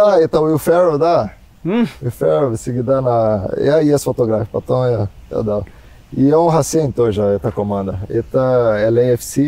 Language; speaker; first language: Russian; non-native, learner; Portuguese